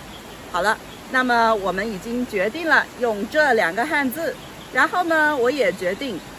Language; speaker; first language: Chinese; non-native, local second language; Yao